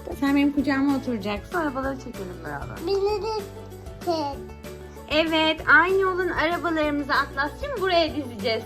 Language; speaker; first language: Turkish; native; Turkish